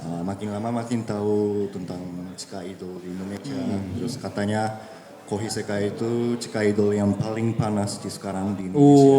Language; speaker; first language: Indonesian; early bilingual, heritage; Japanese